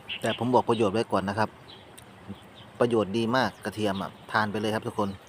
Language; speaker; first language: Thai; native; Thai